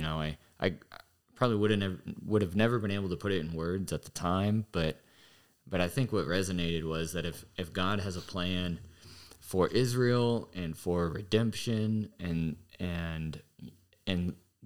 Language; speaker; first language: English; native; English